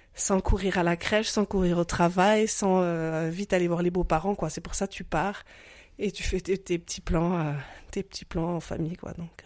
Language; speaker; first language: French; native; French